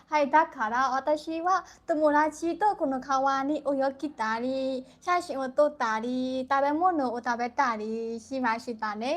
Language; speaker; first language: Japanese; non-native, learner; Burmese